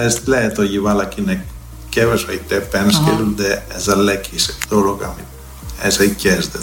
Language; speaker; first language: Hungarian; non-native, fluent; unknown